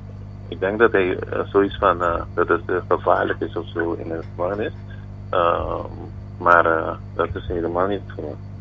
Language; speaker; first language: Dutch; non-native, local second language; Papiamento